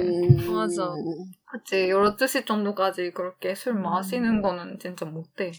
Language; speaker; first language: Korean; non-native, fluent; Japanese